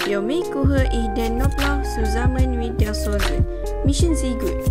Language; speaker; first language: German; non-native, learner; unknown